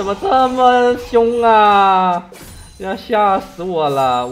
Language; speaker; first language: Chinese; native; Chinese